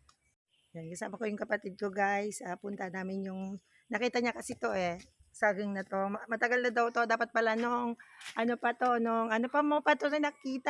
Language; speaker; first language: Filipino; non-native, local second language; Bikol